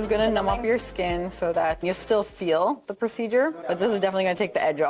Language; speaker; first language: English; native; English